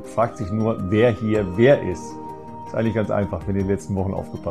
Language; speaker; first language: German; native; German